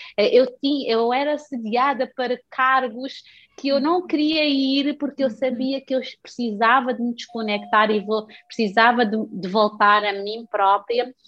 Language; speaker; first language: Portuguese; non-native, local second language; Kabuverdianu